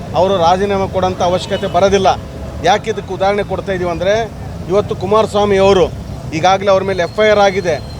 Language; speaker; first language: Kannada; native; Kannada